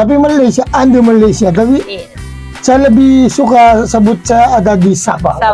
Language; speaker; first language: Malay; non-native, fluent; Filipino